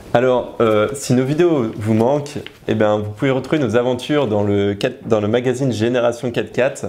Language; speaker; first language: French; native; French